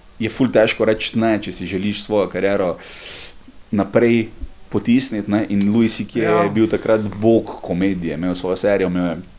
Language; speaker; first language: Slovenian; native; Slovenian